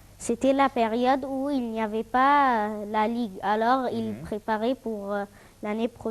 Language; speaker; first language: French; non-native, fluent; Arabic